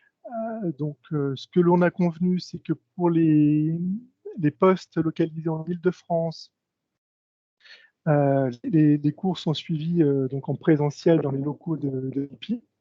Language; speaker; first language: French; native; French